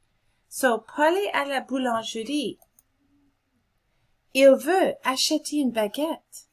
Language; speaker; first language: French; non-native, fluent; English